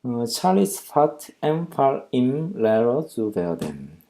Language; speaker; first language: German; non-native, fluent; Korean